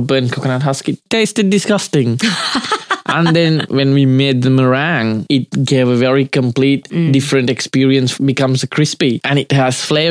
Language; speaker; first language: English; non-native, local second language; Sinhala